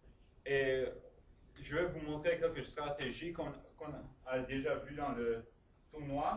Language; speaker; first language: French; non-native, learner; English